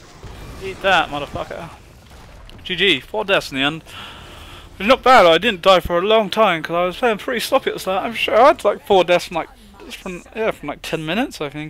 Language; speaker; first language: English; native; English